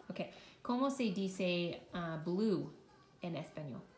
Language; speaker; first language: Spanish; non-native, fluent; English